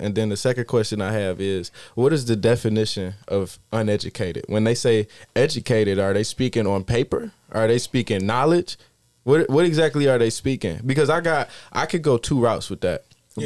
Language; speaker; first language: English; native; English